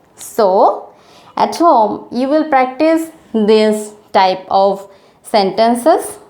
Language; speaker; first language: English; non-native, local second language; Bangla